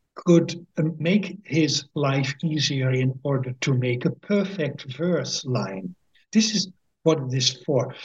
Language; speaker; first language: English; non-native, fluent; Dutch